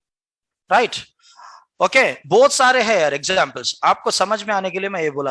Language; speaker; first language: Hindi; non-native, local second language; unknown